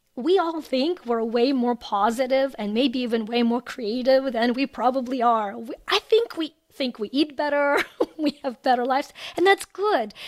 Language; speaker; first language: English; non-native, fluent; Ukrainian